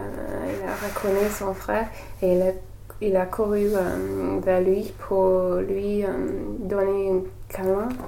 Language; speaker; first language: French; non-native, learner; English